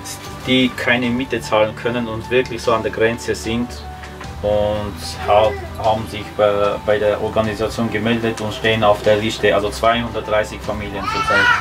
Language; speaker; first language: German; early bilingual, other home language; Armenian